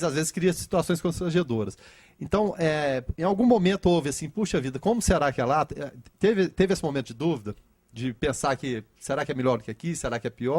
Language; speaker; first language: Portuguese; native; Portuguese